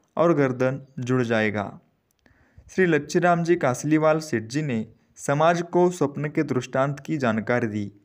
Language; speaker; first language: Hindi; non-native, local second language; Marathi